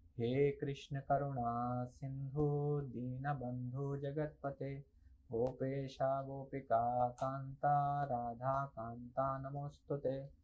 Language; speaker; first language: Hindi; native; Hindi